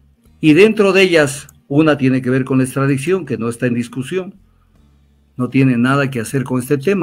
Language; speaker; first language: Spanish; native; Spanish